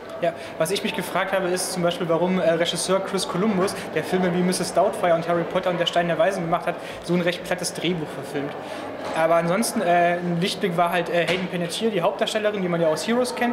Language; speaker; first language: German; native; German